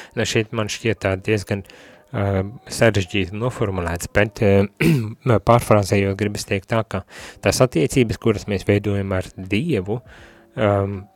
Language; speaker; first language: Latvian; native; Latvian